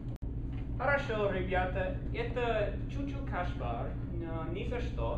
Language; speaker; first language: Russian; non-native, learner; English